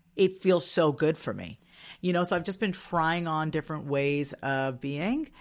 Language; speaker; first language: English; early bilingual, other home language; Hindi